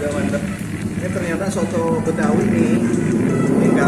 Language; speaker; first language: Indonesian; non-native, local second language; Sundanese